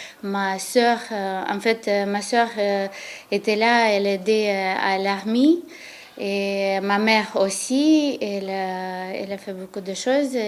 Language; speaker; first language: French; non-native, learner; Ukrainian